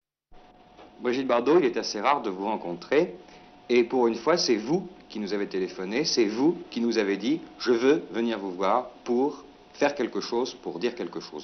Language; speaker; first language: French; native; French